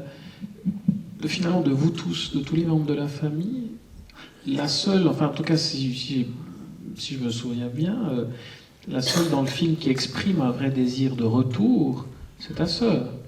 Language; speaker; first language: French; native; French